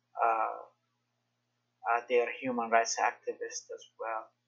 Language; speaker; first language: English; non-native, fluent; Persian